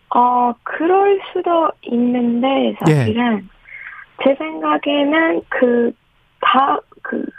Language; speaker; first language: Korean; non-native, learner; Persian